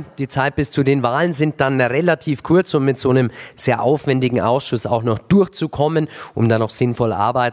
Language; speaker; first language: German; native; German